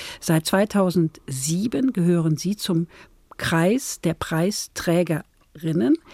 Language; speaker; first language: German; native; German